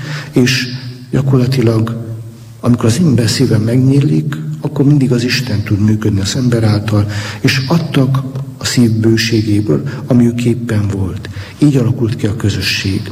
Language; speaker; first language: Hungarian; native; Hungarian